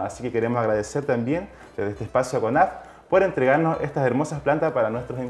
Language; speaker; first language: Spanish; native; Spanish